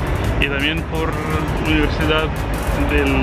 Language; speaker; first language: Spanish; non-native, fluent; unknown